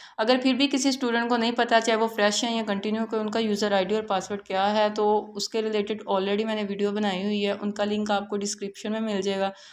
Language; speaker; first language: Urdu; native; Urdu